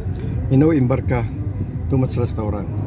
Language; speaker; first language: English; non-native, learner; Filipino